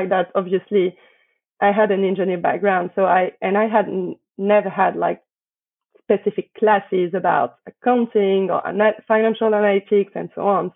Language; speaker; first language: English; non-native, fluent; French